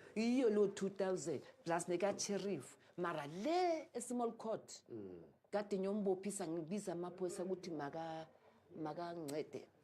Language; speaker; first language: Zulu; native; Zulu